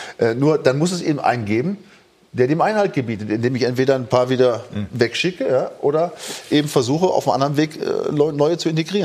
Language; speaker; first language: German; native; German